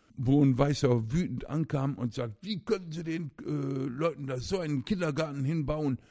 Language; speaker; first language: German; native; German